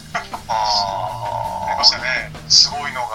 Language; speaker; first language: Japanese; native; Japanese